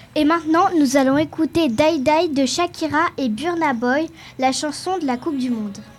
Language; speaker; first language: French; native; French